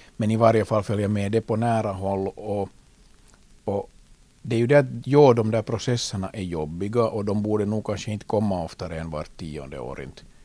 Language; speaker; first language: Swedish; native; Swedish